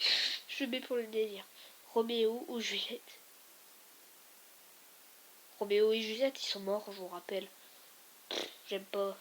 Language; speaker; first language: French; native; French